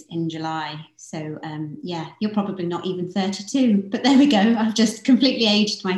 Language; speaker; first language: English; native; English